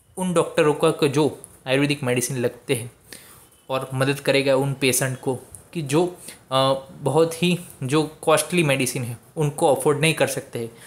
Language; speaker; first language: Hindi; non-native, local second language; Gujarati